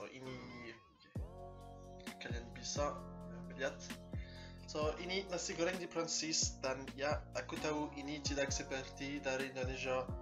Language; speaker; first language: Indonesian; non-native, learner; French